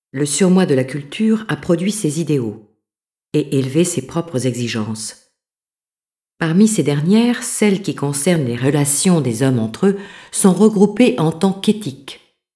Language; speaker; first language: French; native; French